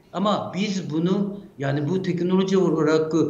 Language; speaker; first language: Turkish; non-native, fluent; Japanese